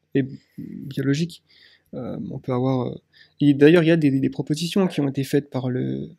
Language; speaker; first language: French; native; French